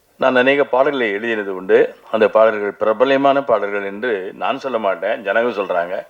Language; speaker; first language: Tamil; native; Tamil